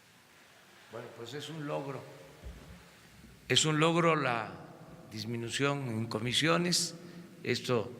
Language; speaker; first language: Spanish; native; Spanish